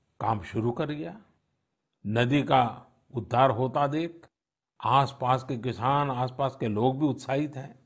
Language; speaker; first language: Hindi; non-native, local second language; Gujarati